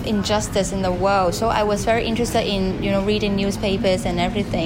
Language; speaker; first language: English; non-native, local second language; Cantonese